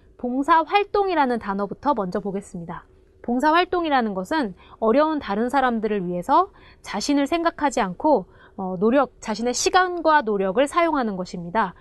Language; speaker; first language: Korean; native; Korean